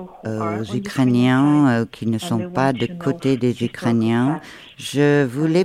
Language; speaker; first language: French; non-native, fluent; Ukrainian